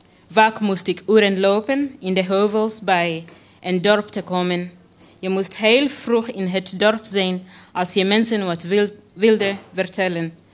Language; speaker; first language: Dutch; non-native, learner; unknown